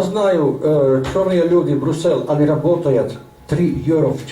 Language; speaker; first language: Russian; non-native, learner; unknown